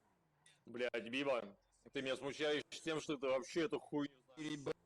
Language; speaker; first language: Russian; native; Russian